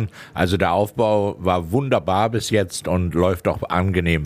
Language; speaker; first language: German; native; German